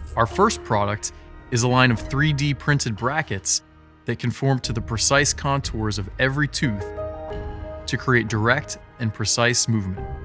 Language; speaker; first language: English; native; English